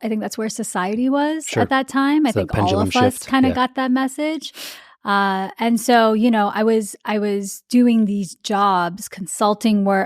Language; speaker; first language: English; early bilingual, other home language; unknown